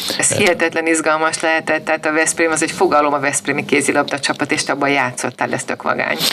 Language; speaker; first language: Hungarian; native; Hungarian